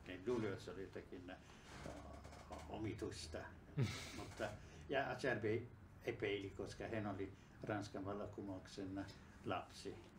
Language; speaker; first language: Finnish; non-native, fluent; Italian